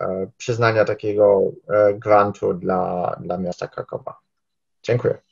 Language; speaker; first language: Polish; early bilingual, heritage; Polish